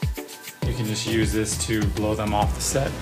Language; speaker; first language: English; native; English